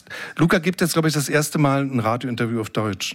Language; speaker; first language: German; native; German